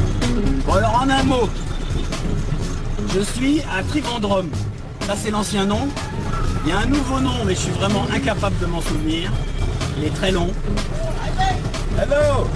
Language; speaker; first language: French; native; French